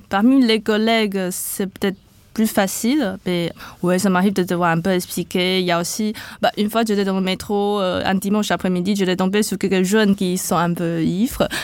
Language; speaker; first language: French; non-native, fluent; Chinese